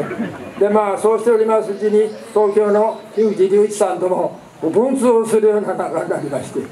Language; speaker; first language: Japanese; native; Japanese